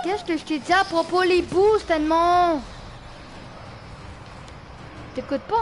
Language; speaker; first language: French; native; French